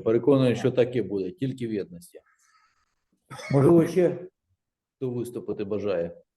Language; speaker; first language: Ukrainian; native; Ukrainian